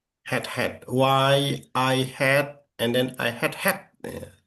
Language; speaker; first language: English; non-native, fluent; Indonesian